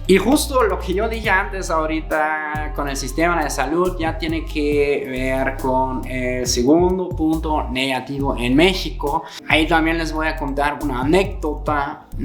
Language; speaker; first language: Spanish; non-native, fluent; German